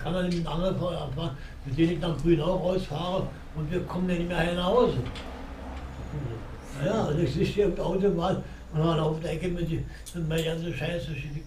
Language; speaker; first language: German; native; German